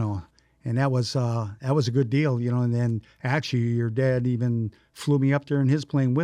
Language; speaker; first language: English; native; English